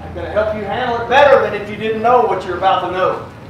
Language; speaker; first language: English; native; English